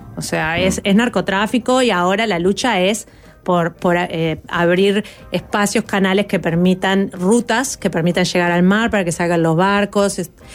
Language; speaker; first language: Spanish; native; Spanish